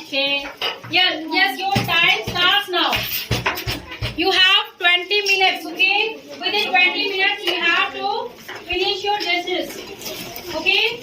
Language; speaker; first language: English; non-native, local second language; Hindi